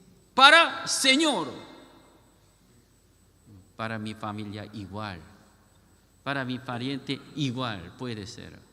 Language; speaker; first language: Spanish; non-native, learner; Korean